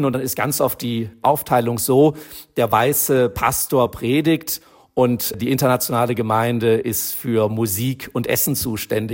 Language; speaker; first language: German; native; German